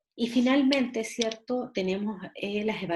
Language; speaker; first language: Spanish; native; Spanish